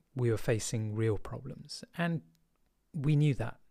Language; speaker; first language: English; early bilingual, other home language; Hindi